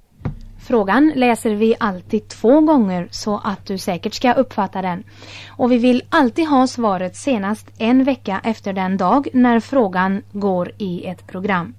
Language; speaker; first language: Swedish; native; Swedish